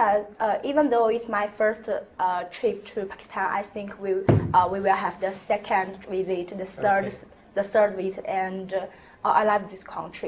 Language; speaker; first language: English; non-native, learner; Chinese